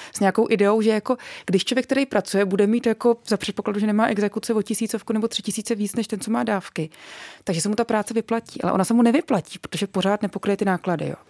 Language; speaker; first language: Czech; native; Czech